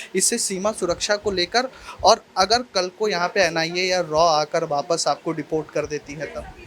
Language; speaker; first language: Hindi; native; Hindi